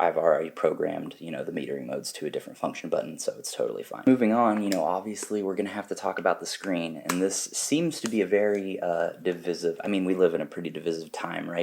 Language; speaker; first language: English; native; English